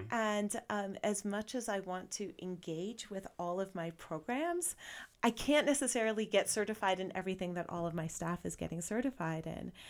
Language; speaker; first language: English; native; English